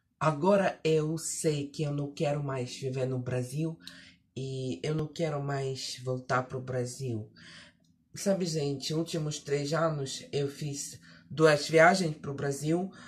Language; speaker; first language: Portuguese; early bilingual, heritage; Portuguese